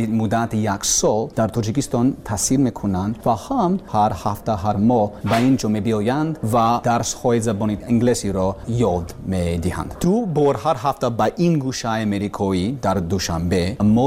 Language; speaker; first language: Persian; non-native, learner; English